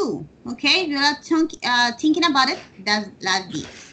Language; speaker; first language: English; non-native, learner; Spanish